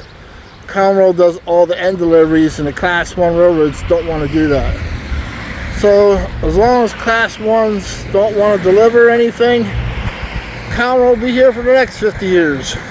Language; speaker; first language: English; native; English